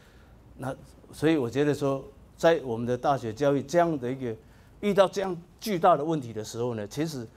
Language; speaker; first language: Chinese; native; Chinese